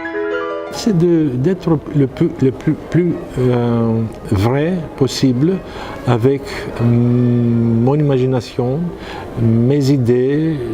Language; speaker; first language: French; non-native, fluent; Greek